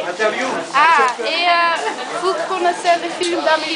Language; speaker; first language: French; non-native, learner; Dutch